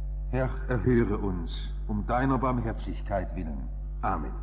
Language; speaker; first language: German; native; German